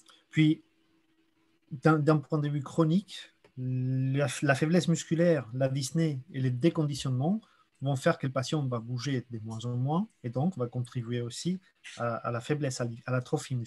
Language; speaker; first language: French; native; French